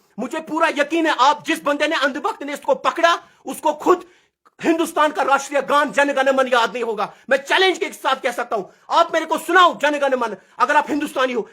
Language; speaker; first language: Urdu; non-native, local second language; Kashmiri